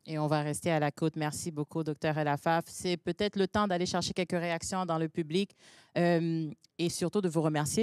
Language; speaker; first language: French; native; French